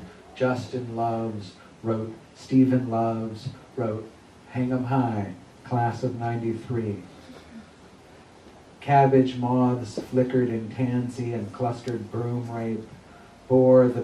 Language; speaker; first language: English; native; English